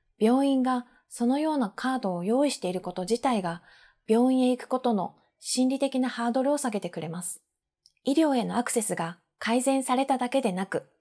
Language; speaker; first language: Japanese; native; Japanese